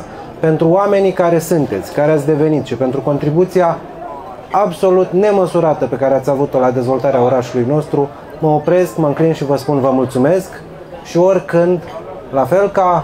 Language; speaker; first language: Romanian; native; Romanian